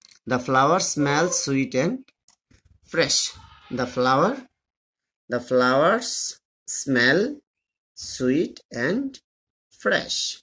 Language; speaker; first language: English; non-native, fluent; Bangla